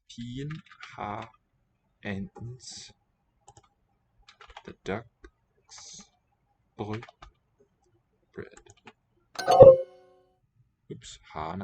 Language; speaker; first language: Danish; non-native, learner; English